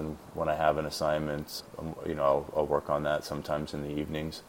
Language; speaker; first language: English; native; English